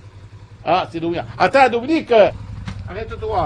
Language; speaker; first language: French; native; French